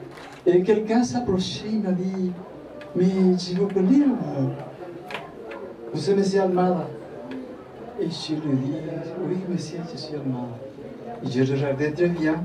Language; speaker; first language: French; non-native, fluent; Spanish